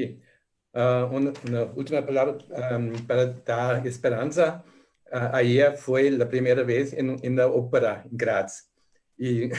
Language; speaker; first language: Spanish; non-native, learner; German